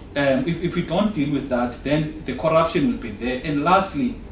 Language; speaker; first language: English; non-native, local second language; Xhosa